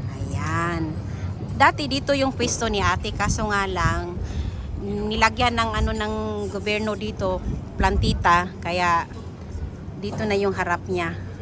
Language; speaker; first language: Filipino; non-native, local second language; Cebuano